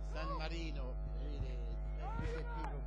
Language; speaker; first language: French; native; French